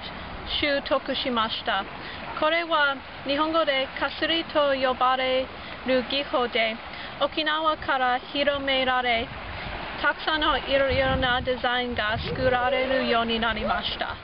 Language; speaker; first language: Japanese; non-native, learner; English